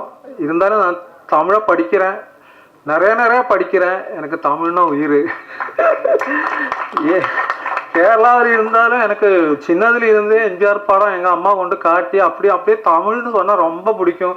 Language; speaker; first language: Tamil; non-native, learner; Malayalam